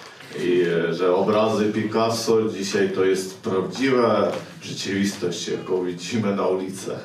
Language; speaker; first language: Polish; non-native, fluent; Ukrainian